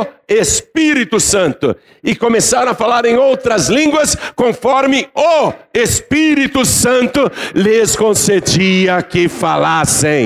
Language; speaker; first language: Portuguese; native; Portuguese